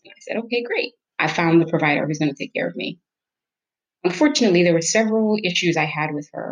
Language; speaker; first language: English; native; English